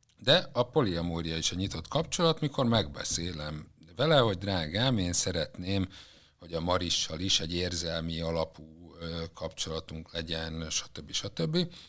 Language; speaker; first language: Hungarian; native; Hungarian